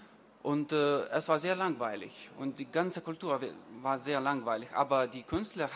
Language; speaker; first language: German; non-native, learner; Lithuanian